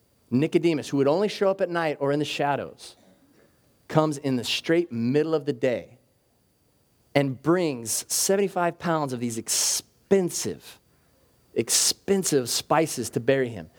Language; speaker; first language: English; native; English